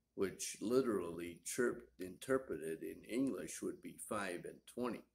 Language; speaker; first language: English; native; English